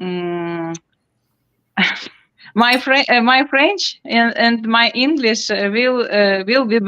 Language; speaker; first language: English; non-native, learner; Ukrainian